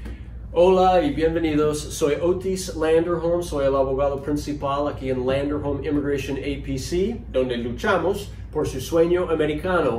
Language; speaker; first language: Spanish; non-native, fluent; English